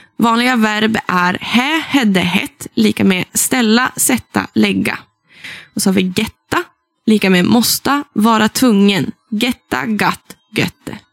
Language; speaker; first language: Swedish; native; Swedish